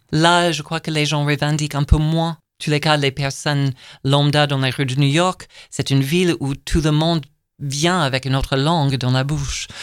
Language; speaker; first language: French; non-native, fluent; English